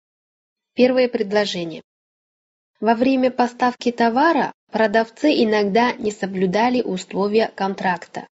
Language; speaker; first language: Russian; non-native, fluent; Chinese